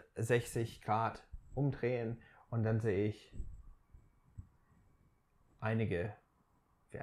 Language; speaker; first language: German; non-native, fluent; English